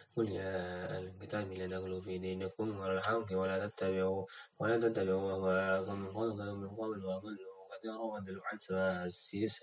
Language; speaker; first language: Arabic; non-native, learner; Indonesian